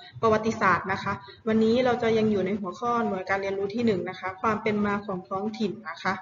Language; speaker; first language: Thai; native; Thai